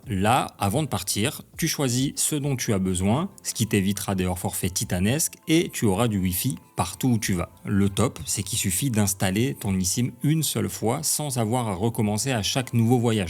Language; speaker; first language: French; native; French